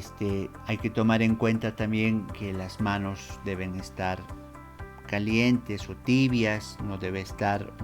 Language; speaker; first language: Spanish; native; Spanish